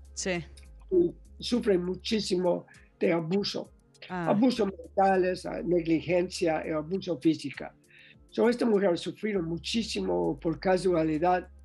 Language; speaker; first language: Spanish; non-native, learner; English